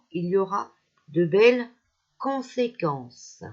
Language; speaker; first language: French; native; French